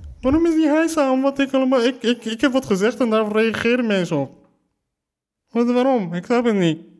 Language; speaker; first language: Dutch; early bilingual, other home language; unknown